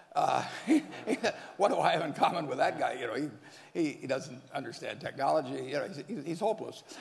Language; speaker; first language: English; native; English